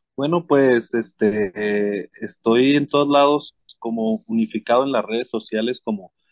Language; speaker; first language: Spanish; native; Spanish